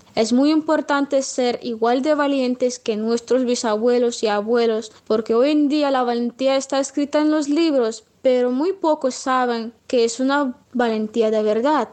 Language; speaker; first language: Spanish; non-native, fluent; Russian